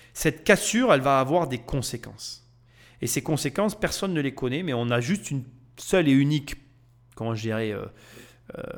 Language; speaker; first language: French; native; French